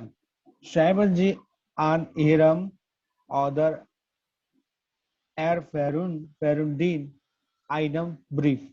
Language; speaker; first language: German; non-native, learner; Gujarati